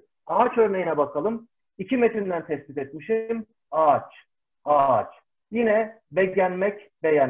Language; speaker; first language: Turkish; native; Turkish